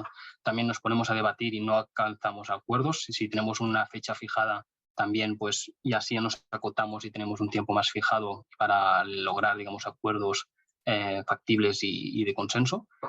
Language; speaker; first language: Spanish; native; Spanish